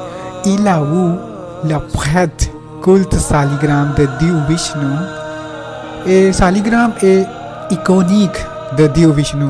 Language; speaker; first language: French; non-native, learner; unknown